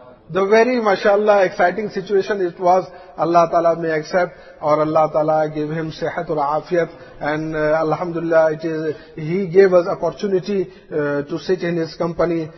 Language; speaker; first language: English; non-native, local second language; Urdu